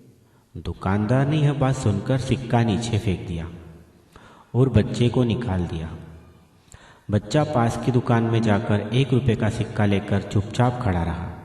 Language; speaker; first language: Hindi; native; Hindi